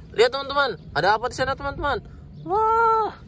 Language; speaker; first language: Indonesian; native; Indonesian